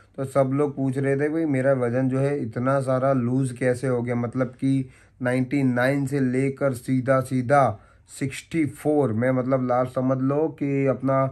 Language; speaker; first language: Hindi; non-native, local second language; Gujarati